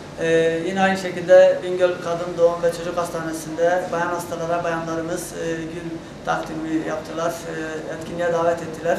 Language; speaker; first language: Turkish; native; Turkish